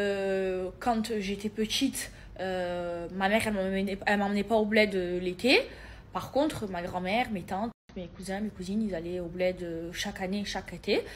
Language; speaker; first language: French; native; French